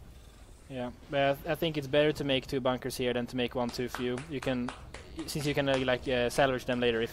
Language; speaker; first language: English; non-native, fluent; Swedish